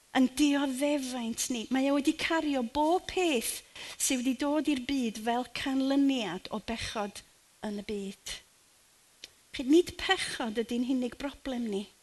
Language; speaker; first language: Welsh; native; Welsh